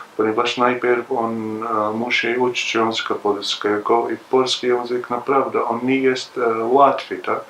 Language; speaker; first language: Polish; non-native, learner; Arabic